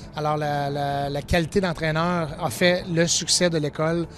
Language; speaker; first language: French; native; French